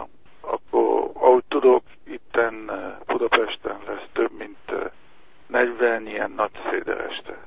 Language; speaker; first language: Hungarian; early bilingual, heritage; Hungarian